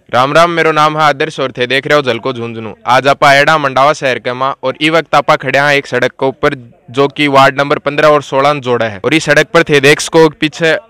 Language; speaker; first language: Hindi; native; Hindi